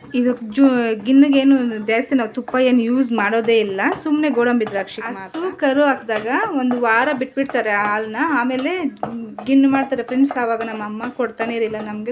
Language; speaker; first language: Kannada; non-native, local second language; Telugu